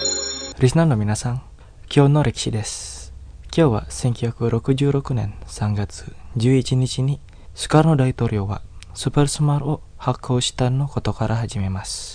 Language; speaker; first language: Japanese; non-native, learner; Indonesian